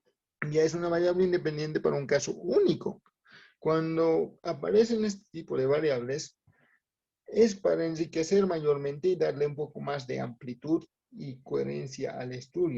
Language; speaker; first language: Spanish; native; Spanish